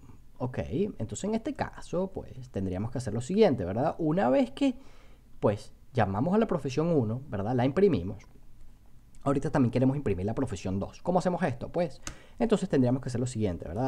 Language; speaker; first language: Spanish; native; Spanish